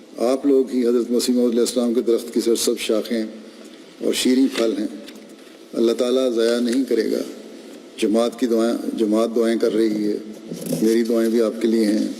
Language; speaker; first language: Urdu; native; Urdu